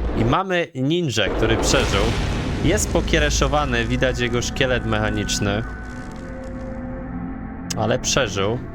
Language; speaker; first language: Polish; native; Polish